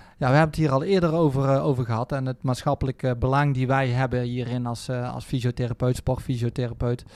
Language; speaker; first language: Dutch; native; Dutch